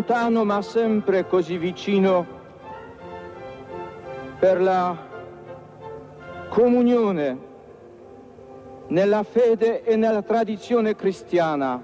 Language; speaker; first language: Italian; non-native, fluent; Polish